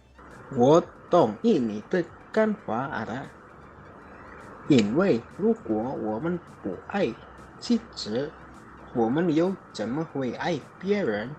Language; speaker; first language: Chinese; non-native, learner; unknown